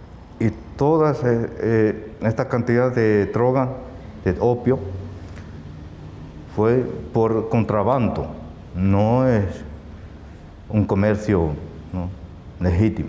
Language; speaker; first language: Spanish; non-native, fluent; Chinese